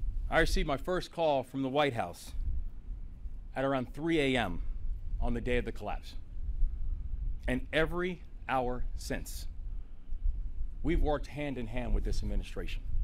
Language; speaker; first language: English; native; English